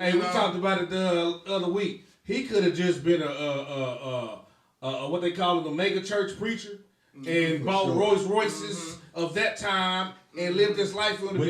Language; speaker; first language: English; native; English